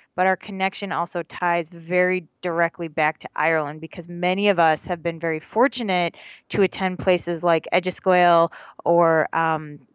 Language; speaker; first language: English; native; English